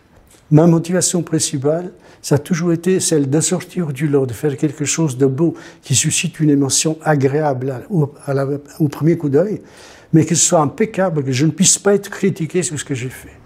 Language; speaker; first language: French; non-native, fluent; Italian